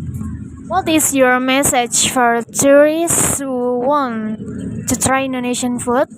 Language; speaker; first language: English; non-native, learner; Indonesian